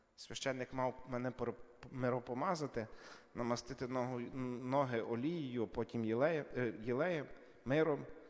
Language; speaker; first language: Ukrainian; native; Ukrainian